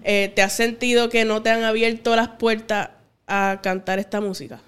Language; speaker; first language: Spanish; native; Spanish